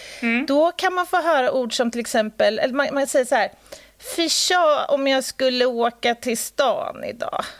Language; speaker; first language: Swedish; native; Swedish